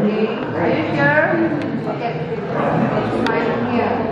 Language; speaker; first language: English; non-native, fluent; Indonesian